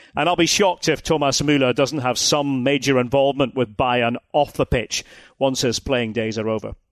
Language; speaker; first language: English; native; English